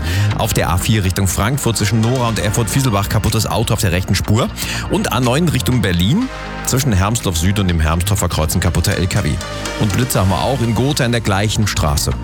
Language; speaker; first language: German; native; German